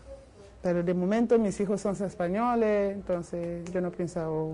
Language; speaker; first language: Spanish; non-native, learner; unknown